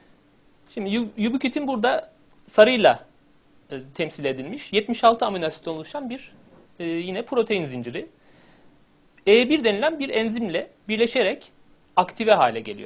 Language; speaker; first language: Turkish; native; Turkish